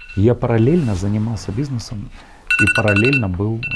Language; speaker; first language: Russian; native; Russian